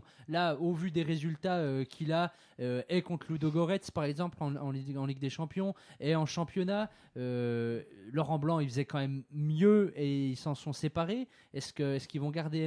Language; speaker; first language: French; native; French